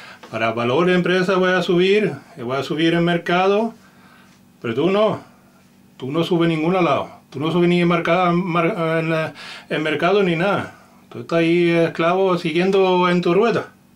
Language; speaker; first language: Spanish; non-native, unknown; Finnish